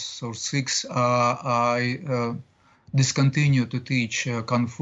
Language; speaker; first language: English; non-native, learner; Latvian